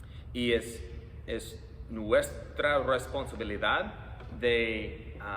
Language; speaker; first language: Spanish; non-native, fluent; English